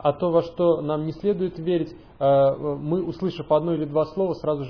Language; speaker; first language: Russian; native; Russian